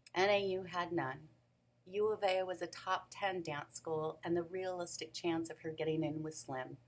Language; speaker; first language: English; native; English